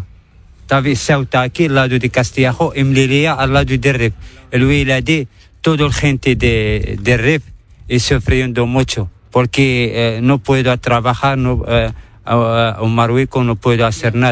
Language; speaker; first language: Spanish; non-native, learner; Arabic